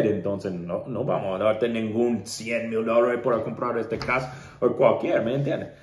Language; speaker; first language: Spanish; non-native, learner; English